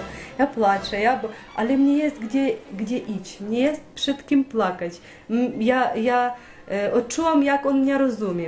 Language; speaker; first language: Polish; non-native, learner; Ukrainian